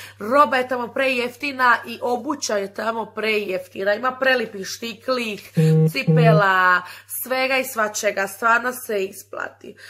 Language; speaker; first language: Croatian; early bilingual, other home language; Portuguese